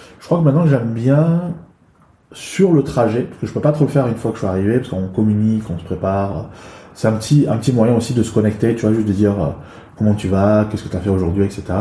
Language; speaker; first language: French; early bilingual, other home language; Chinese